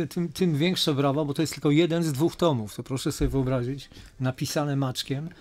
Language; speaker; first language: Polish; native; Polish